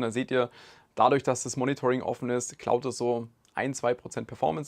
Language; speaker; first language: German; native; German